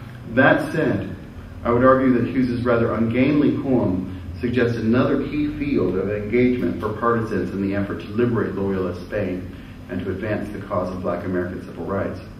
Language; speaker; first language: English; native; English